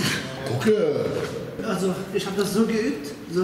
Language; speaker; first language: German; non-native, learner; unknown